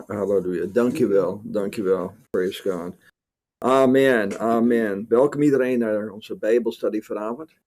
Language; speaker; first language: Dutch; non-native, fluent; English